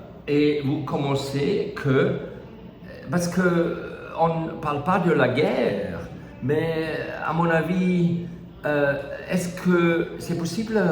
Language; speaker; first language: French; non-native, learner; German